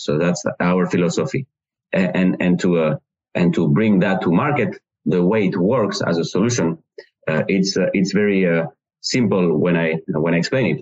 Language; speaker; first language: English; non-native, fluent; French